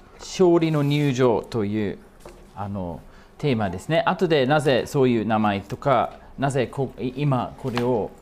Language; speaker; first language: Japanese; non-native, fluent; English